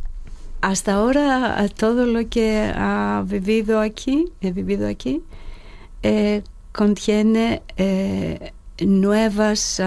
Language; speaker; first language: Spanish; non-native, fluent; Greek